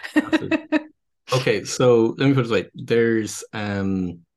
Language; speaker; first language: English; native; English